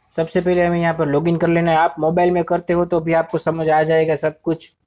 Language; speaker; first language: Hindi; non-native, local second language; Gujarati